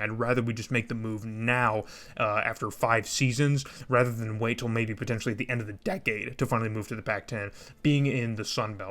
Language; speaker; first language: English; native; English